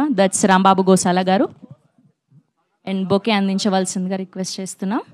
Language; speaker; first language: Telugu; native; Telugu